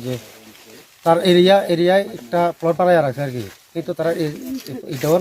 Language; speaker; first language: Bangla; non-native, local second language; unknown